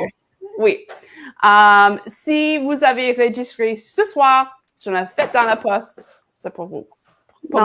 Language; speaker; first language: French; non-native, learner; English